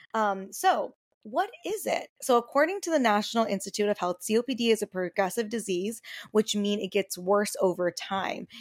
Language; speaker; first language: English; native; English